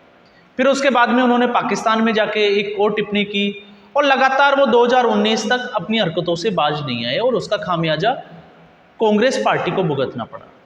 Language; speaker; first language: Hindi; native; Hindi